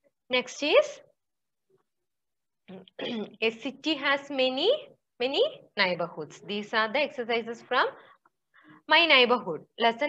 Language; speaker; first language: English; non-native, local second language; Malayalam